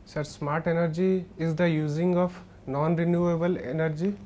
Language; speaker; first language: English; non-native, local second language; Odia